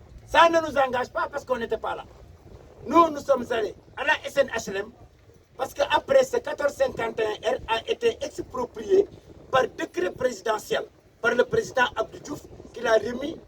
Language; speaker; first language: French; non-native, local second language; Wolof